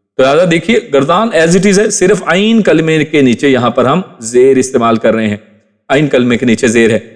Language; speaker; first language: Urdu; native; Urdu